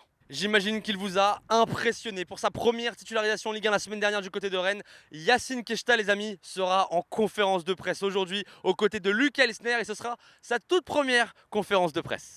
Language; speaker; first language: French; native; French